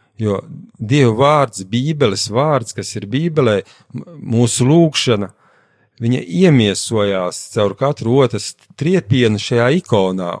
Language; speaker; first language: Latvian; native; Latvian